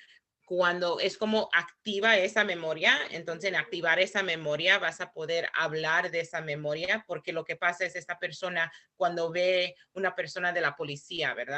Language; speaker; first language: Spanish; early bilingual, heritage; Spanish